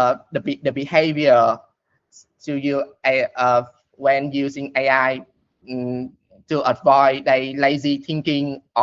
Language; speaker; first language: English; non-native, learner; Vietnamese